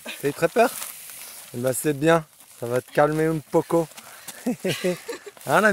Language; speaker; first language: French; native; French